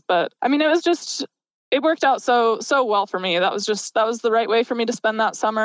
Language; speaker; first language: English; native; English